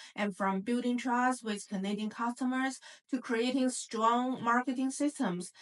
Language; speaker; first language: English; non-native, fluent; Chinese